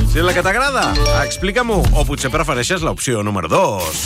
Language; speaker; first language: Catalan; native; Catalan